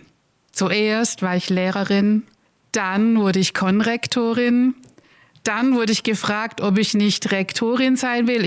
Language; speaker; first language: German; native; German